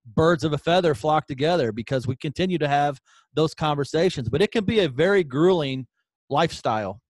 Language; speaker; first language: English; native; English